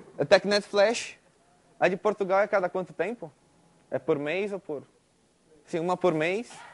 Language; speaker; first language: Portuguese; early bilingual, heritage; Spanish